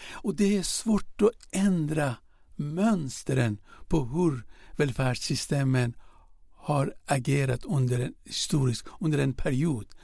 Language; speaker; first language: Swedish; non-native, fluent; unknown